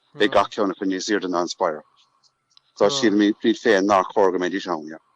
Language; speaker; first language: Irish; native; Irish